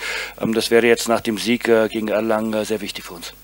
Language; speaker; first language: German; native; German